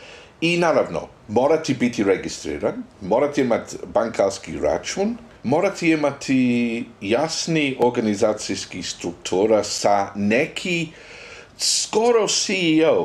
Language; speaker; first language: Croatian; non-native, fluent; English